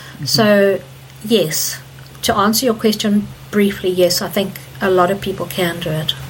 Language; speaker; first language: English; native; English